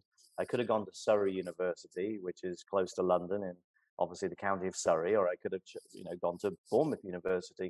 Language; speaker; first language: English; native; English